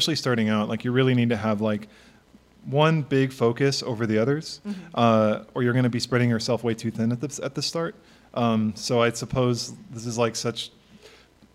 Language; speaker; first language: English; native; English